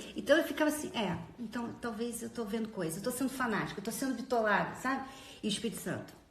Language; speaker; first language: Portuguese; early bilingual, heritage; Portuguese